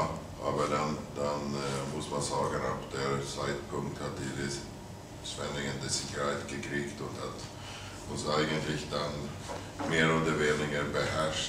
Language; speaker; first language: German; non-native, fluent; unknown